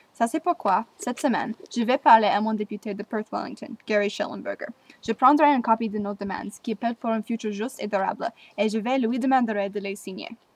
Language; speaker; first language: French; non-native, fluent; English